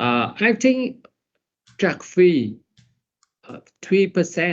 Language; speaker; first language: English; non-native, learner; Vietnamese